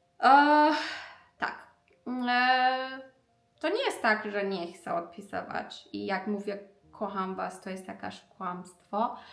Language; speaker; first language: Polish; non-native, learner; Persian